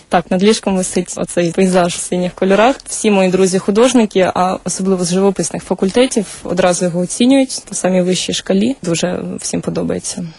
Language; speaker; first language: Ukrainian; native; Ukrainian